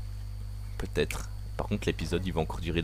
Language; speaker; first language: French; native; French